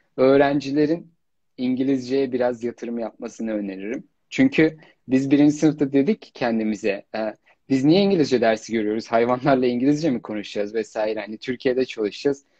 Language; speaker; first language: Turkish; native; Turkish